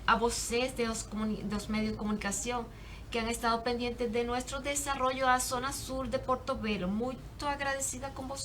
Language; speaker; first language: Portuguese; non-native, learner; Spanish